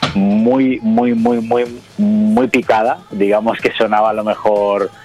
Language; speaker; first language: Spanish; native; Spanish